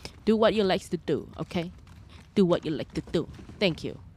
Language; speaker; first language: English; non-native, local second language; Chinese